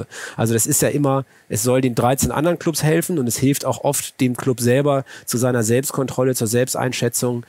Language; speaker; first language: German; native; German